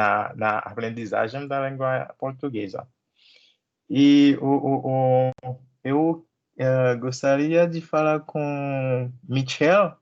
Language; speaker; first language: Portuguese; non-native, learner; Haitian Creole